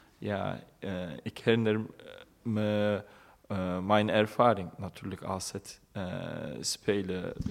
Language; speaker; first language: Dutch; non-native, learner; Turkish